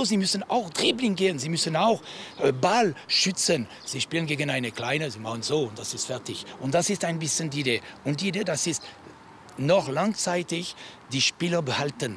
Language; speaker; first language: German; non-native, local second language; French